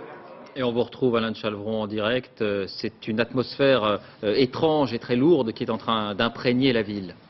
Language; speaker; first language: French; native; French